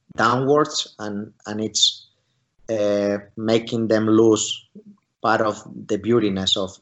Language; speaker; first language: English; non-native, fluent; Spanish